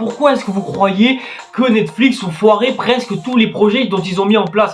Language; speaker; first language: French; native; French